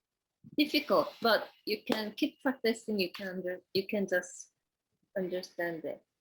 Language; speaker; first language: English; non-native, fluent; Korean